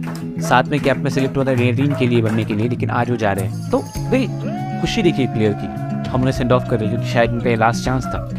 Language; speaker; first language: Hindi; native; Hindi